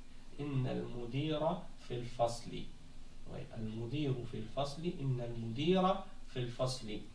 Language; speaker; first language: Arabic; non-native, fluent; French